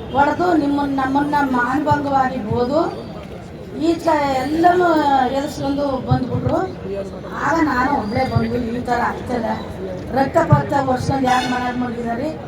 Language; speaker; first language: Kannada; native; Kannada